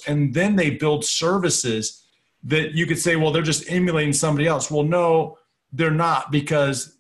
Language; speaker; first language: English; native; English